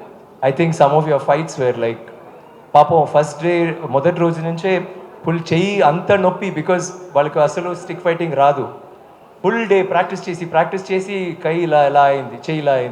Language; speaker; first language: Telugu; non-native, local second language; Tamil